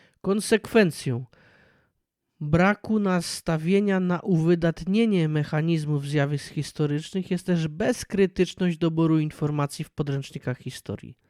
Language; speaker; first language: Polish; native; Polish